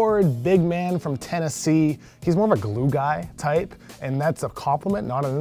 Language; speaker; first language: English; native; English